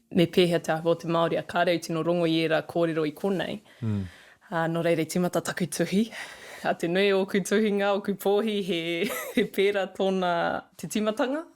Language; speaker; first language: Māori; native; Māori